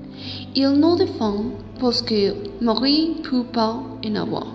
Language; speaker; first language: French; non-native, learner; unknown